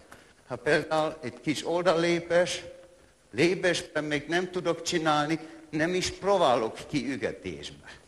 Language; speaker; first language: Hungarian; non-native, learner; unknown